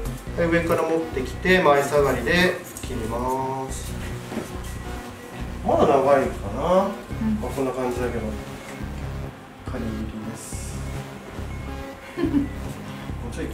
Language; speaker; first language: Japanese; native; Japanese